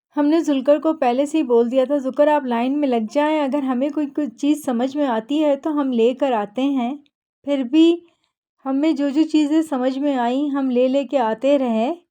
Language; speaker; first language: Urdu; native; Urdu